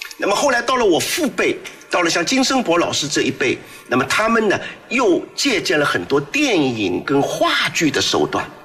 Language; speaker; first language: Chinese; native; Chinese